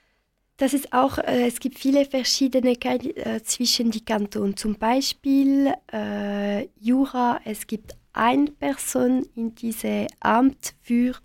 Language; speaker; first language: German; non-native, local second language; French